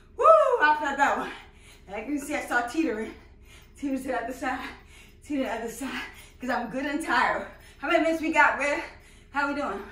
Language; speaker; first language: English; native; English